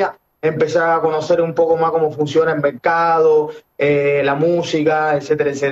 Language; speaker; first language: Spanish; native; Spanish